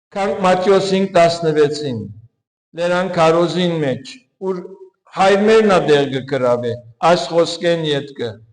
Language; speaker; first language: Armenian; early bilingual, heritage; Armenian